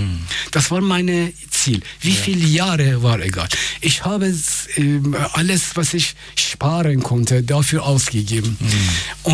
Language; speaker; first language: German; non-native, fluent; Persian